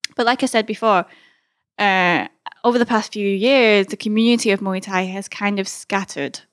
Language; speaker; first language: English; native; English